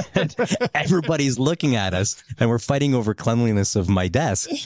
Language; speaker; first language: English; early bilingual, other home language; Polish